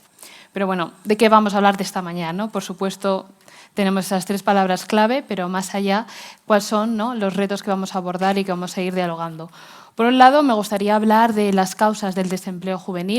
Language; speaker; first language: Spanish; native; Spanish